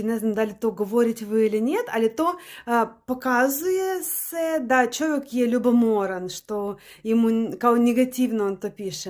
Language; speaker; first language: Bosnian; non-native, learner; Russian